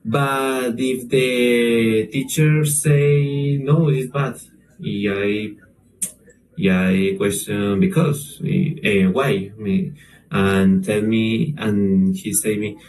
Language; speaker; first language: English; non-native, learner; Spanish